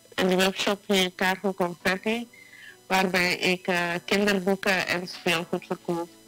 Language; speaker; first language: Dutch; native; Dutch